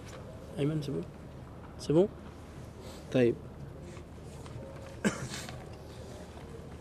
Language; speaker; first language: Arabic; non-native, fluent; French